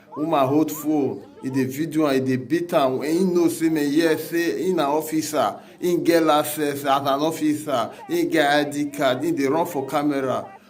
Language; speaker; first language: Nigerian Pidgin; native; Nigerian Pidgin